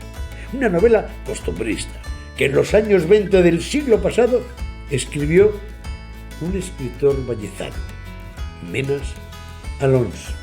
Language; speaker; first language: Spanish; native; Spanish